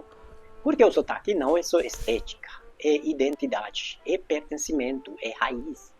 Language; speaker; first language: Portuguese; non-native, fluent; Hungarian